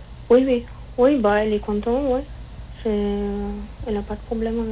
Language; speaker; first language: French; non-native, fluent; German